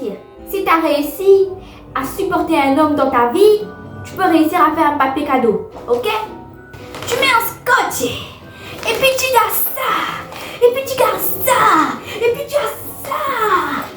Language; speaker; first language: French; native; French